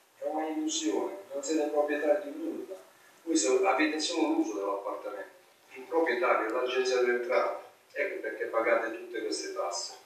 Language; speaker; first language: Italian; native; Italian